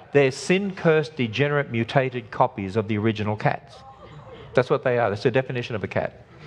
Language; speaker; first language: English; native; English